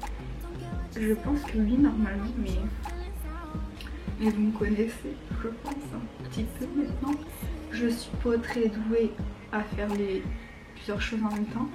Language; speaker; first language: French; native; French